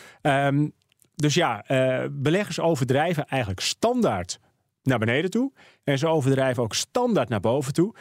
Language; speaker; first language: Dutch; native; Dutch